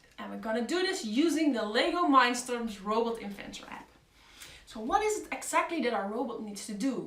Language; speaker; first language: English; non-native, fluent; Dutch